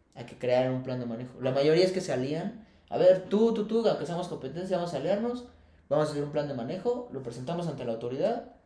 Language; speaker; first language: Spanish; native; Spanish